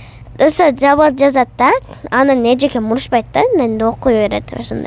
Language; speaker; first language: Kyrgyz; early bilingual, heritage; Kyrgyz